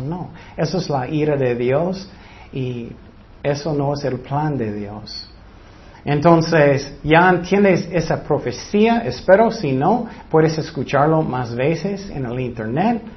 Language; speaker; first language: Spanish; non-native, fluent; English